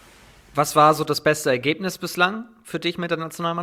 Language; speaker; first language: German; native; German